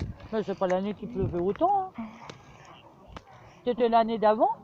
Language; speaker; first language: French; native; French